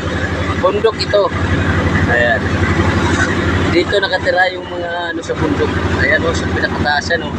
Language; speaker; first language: Filipino; non-native, local second language; Hiligaynon